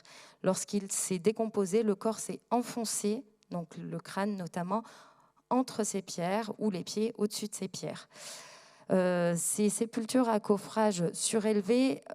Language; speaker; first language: French; native; French